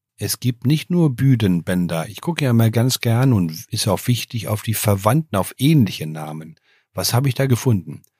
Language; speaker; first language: German; native; German